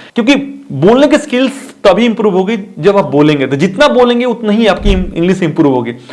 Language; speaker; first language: Hindi; native; Hindi